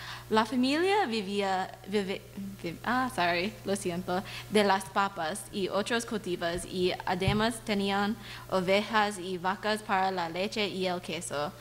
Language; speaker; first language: Spanish; non-native, learner; English